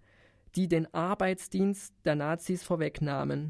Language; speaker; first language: German; native; German